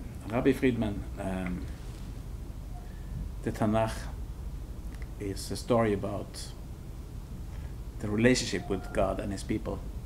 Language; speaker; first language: English; non-native, fluent; Norwegian